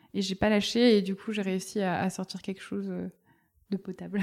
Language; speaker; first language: French; native; French